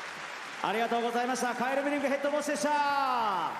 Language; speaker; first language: Japanese; native; Japanese